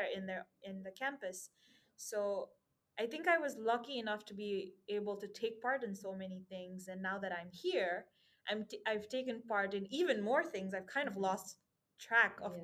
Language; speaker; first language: English; non-native, local second language; Nepali